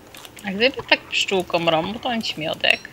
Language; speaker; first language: Polish; native; Polish